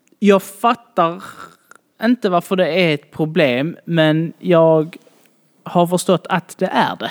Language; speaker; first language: Swedish; native; Swedish